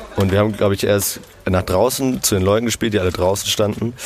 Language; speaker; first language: German; non-native, fluent; French